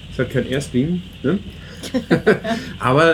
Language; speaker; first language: German; native; German